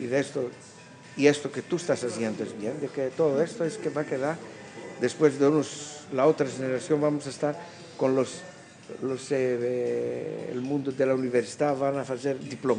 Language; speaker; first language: Spanish; early bilingual, heritage; Greek